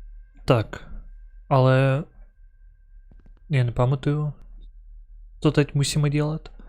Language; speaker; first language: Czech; non-native, learner; Ukrainian